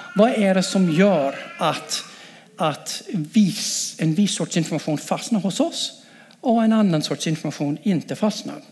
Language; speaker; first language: Swedish; non-native, fluent; English